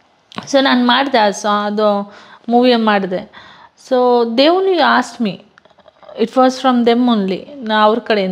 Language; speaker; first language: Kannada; non-native, local second language; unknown